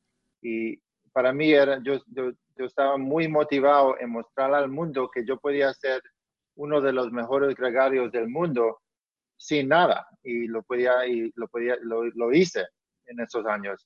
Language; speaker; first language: Spanish; early bilingual, heritage; Spanish